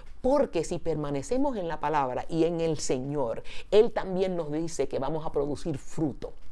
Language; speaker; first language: Spanish; early bilingual, heritage; Spanish